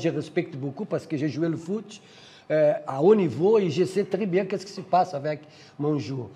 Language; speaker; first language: French; non-native, fluent; Portuguese